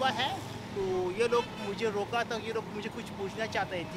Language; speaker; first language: Hindi; non-native, learner; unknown